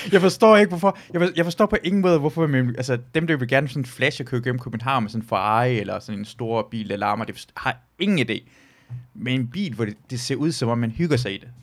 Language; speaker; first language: Danish; early bilingual, other home language; Persian